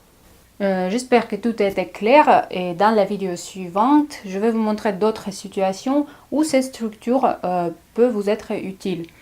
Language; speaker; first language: French; non-native, fluent; Russian